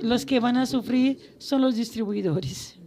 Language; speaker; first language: Spanish; non-native, fluent; Portuguese